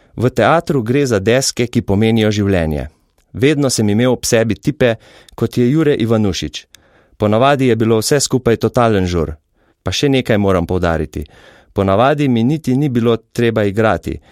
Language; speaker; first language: Slovenian; native; Slovenian